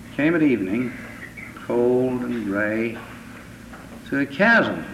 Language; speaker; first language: English; native; English